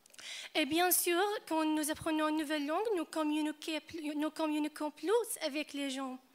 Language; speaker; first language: French; non-native, fluent; Arabic